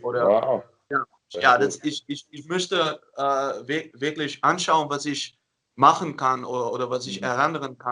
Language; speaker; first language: German; non-native, learner; Dutch